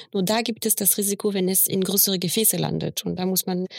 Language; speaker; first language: German; non-native, fluent; French